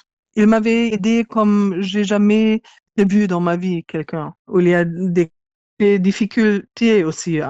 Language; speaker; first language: French; non-native, learner; English